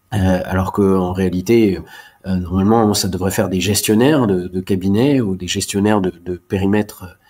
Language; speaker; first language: French; native; French